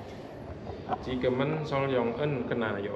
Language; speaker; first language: Korean; non-native, learner; Indonesian